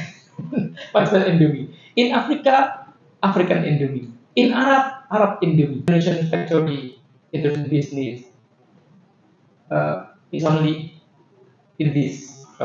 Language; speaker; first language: English; non-native, fluent; Indonesian